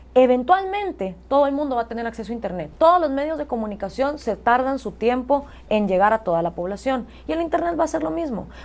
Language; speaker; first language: Spanish; native; Spanish